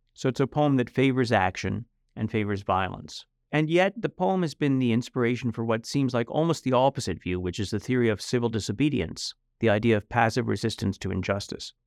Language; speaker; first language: English; native; English